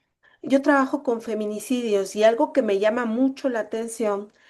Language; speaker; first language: Spanish; native; Spanish